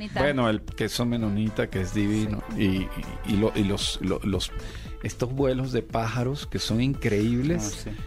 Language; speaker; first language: Spanish; native; Spanish